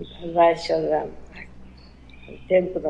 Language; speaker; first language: Portuguese; non-native, learner; Japanese